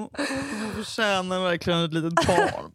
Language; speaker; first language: Swedish; native; Swedish